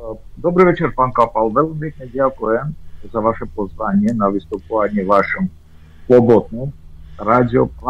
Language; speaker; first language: Slovak; non-native, fluent; Armenian